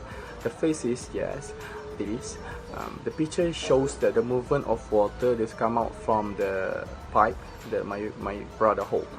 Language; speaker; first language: English; non-native, learner; Malay